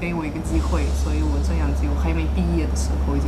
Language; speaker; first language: Chinese; non-native, fluent; Russian